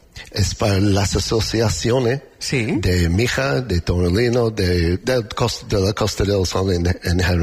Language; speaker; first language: Spanish; non-native, learner; English